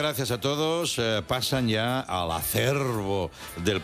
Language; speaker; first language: Spanish; native; Spanish